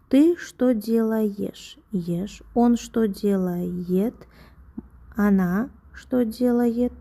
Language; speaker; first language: Russian; non-native, local second language; Uzbek